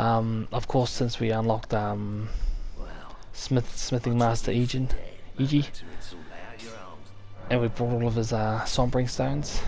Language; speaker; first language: English; native; English